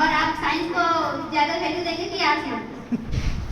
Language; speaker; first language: Hindi; native; Hindi